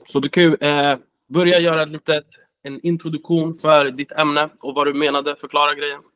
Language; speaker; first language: Swedish; native; Swedish